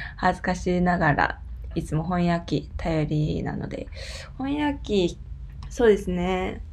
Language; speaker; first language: Japanese; non-native, fluent; Korean